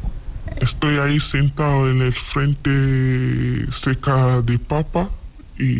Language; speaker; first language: Spanish; non-native, learner; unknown